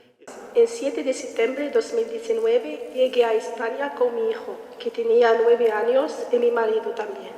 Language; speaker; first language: Spanish; non-native, learner; Arabic